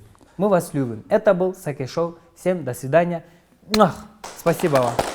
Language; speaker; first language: Russian; non-native, local second language; Kyrgyz